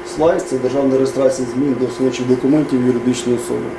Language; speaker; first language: Ukrainian; non-native, local second language; Russian